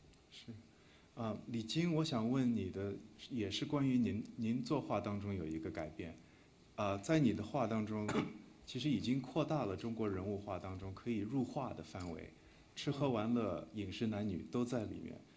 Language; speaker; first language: Chinese; native; Chinese